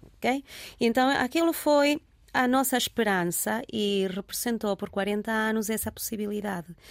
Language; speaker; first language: Portuguese; early bilingual, heritage; Portuguese